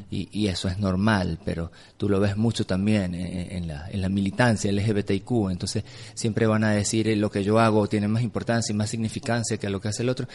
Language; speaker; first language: Spanish; native; Spanish